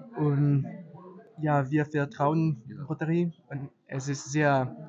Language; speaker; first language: German; non-native, learner; Portuguese